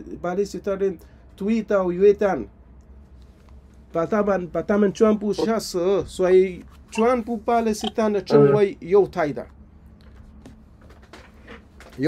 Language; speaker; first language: Chinese; non-native, fluent; Arabic